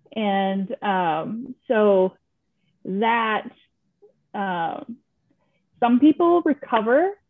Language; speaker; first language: English; native; English